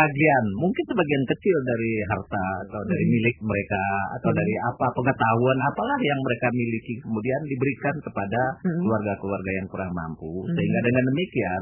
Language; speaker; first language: Indonesian; non-native, local second language; Javanese